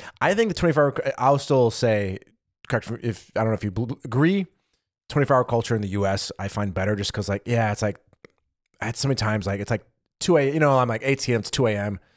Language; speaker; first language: English; native; English